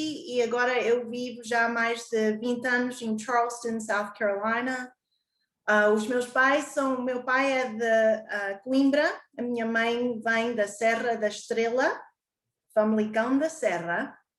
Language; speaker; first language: Portuguese; early bilingual, heritage; Portuguese